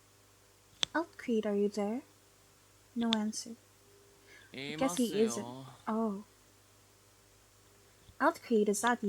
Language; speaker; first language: English; native; English